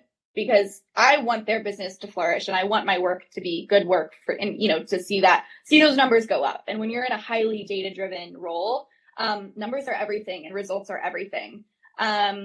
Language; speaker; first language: English; native; English